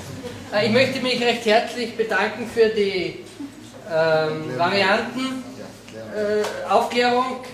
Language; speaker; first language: German; non-native, fluent; Slovenian